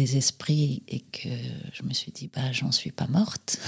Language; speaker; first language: French; non-native, fluent; Russian